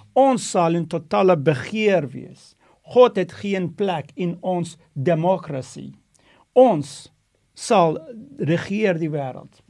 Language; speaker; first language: Afrikaans; non-native, fluent; Dutch